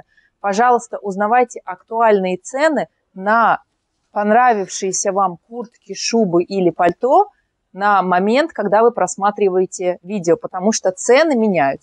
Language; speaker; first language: Russian; native; Russian